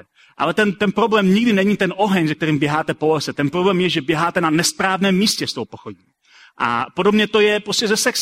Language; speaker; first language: Czech; native; Czech